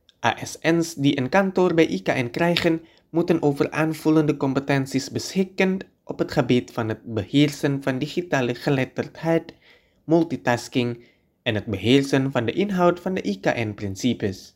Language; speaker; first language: Dutch; non-native, fluent; Indonesian